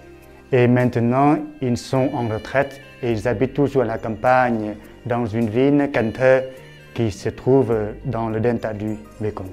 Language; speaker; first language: French; non-native, fluent; Vietnamese